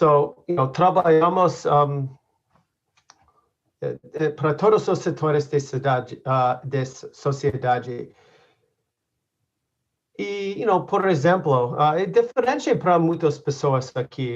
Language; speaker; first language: Portuguese; non-native, learner; English